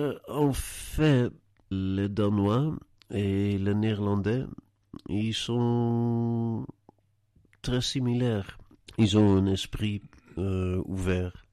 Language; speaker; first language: French; non-native, learner; Dutch